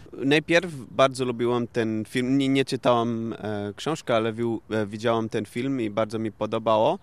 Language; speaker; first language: Polish; non-native, learner; Portuguese